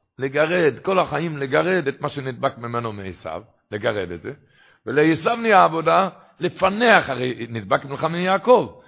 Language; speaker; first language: Hebrew; non-native, local second language; Yiddish